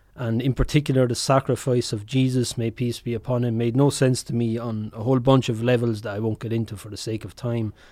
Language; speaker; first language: English; native; English